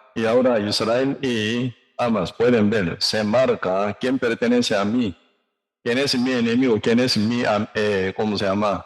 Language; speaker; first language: Spanish; non-native, learner; Korean